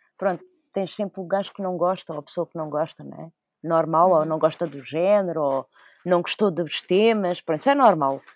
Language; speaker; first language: Portuguese; native; Portuguese